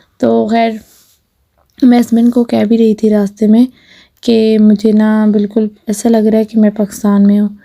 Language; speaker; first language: Urdu; native; Urdu